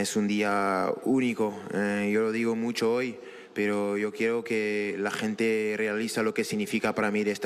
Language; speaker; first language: Spanish; non-native, learner; French